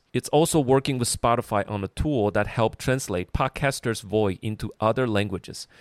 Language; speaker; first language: English; non-native, fluent; Chinese